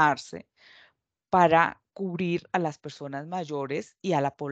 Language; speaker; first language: Spanish; native; Spanish